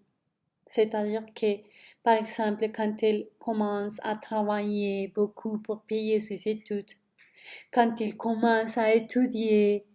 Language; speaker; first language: French; non-native, learner; Spanish